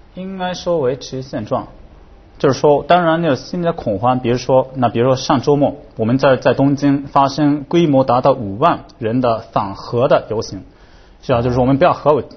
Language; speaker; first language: Chinese; non-native, fluent; Japanese